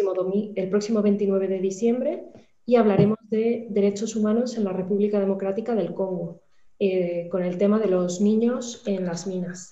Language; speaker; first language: Spanish; native; Spanish